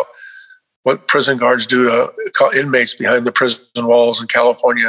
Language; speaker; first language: English; native; English